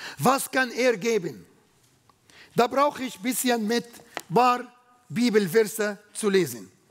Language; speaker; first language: German; non-native, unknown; Arabic